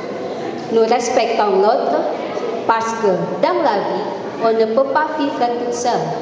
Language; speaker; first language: French; non-native, learner; Indonesian